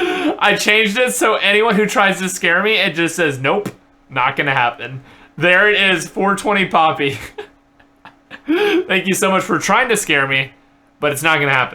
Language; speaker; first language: English; native; English